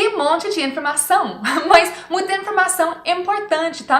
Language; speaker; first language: Portuguese; non-native, fluent; English